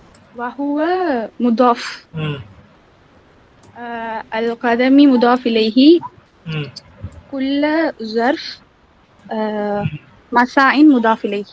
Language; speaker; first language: Arabic; non-native, learner; Tamil